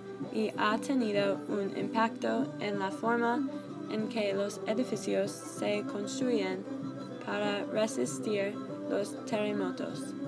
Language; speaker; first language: Spanish; non-native, learner; English